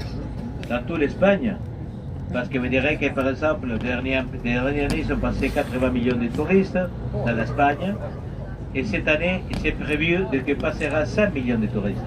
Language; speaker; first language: French; non-native, fluent; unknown